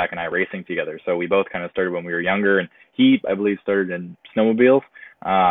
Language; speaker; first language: English; native; English